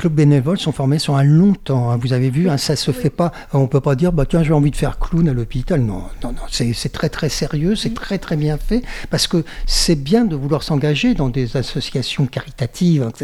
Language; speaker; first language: French; native; French